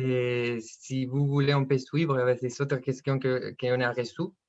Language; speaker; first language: French; non-native, fluent; Spanish